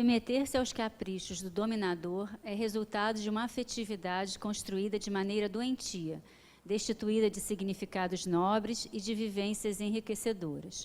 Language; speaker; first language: Portuguese; native; Portuguese